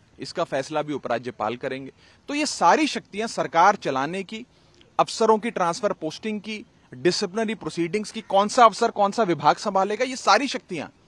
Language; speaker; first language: Hindi; native; Hindi